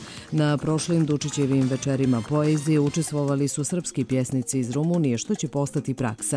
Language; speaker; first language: Croatian; native; Croatian